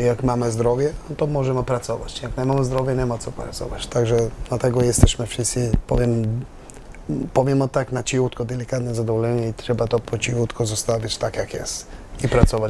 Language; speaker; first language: Polish; non-native, learner; Albanian